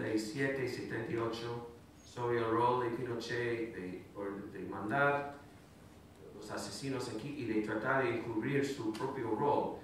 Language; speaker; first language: Spanish; non-native, fluent; English